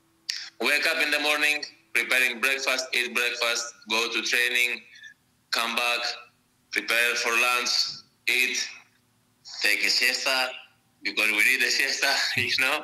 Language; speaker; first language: English; non-native, fluent; Greek